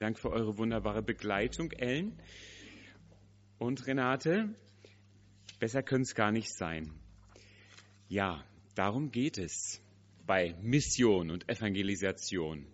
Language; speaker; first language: German; native; German